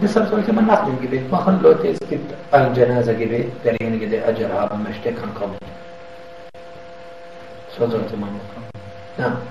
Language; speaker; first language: German; non-native, fluent; Arabic